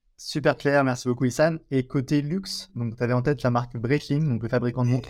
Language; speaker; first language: French; native; French